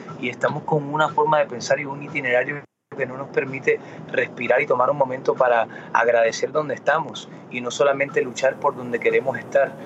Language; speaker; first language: Spanish; early bilingual, heritage; Spanish